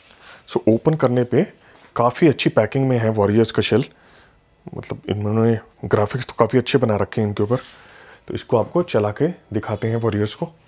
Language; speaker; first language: Hindi; native; Hindi